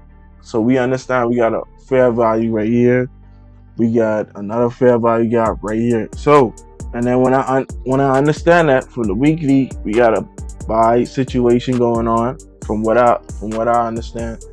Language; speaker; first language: English; native; English